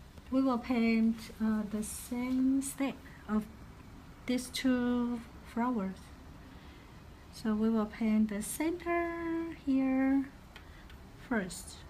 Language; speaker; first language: English; non-native, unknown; Chinese